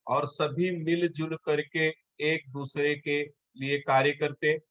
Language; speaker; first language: Hindi; non-native, local second language; Marathi